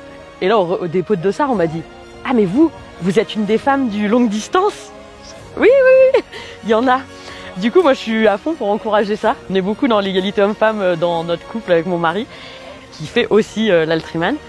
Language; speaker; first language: French; native; French